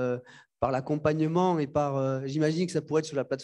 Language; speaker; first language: French; native; French